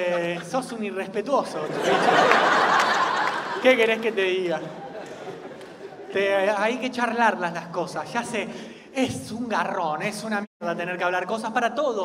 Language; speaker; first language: Spanish; native; Spanish